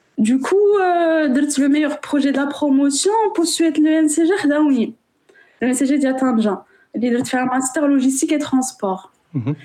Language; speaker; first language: French; non-native, local second language; Arabic